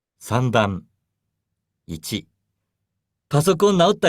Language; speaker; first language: Japanese; non-native, learner; Bangla